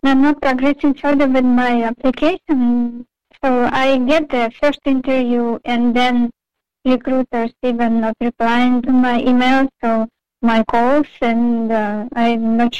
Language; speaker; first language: English; non-native, fluent; Russian